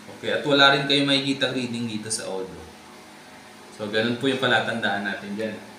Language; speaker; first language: Filipino; native; Filipino